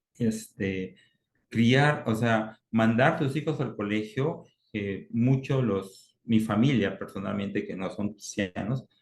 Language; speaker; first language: Spanish; native; Spanish